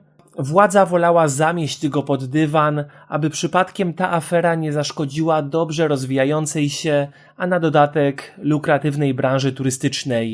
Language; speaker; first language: Polish; native; Polish